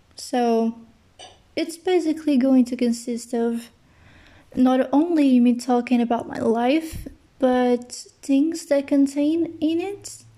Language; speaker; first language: English; non-native, fluent; Portuguese